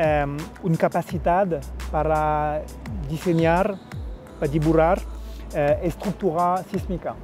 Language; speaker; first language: Spanish; non-native, fluent; French